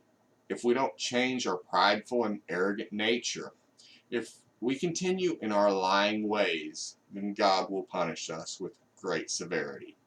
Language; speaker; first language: English; native; English